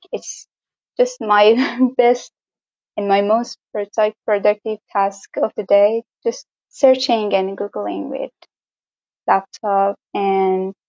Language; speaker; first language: English; non-native, fluent; Persian